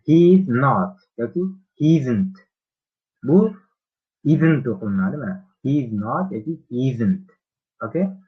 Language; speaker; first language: English; non-native, learner; Uzbek